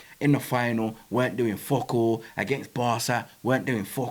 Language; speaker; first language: English; native; English